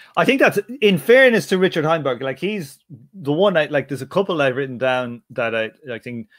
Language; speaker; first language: English; native; English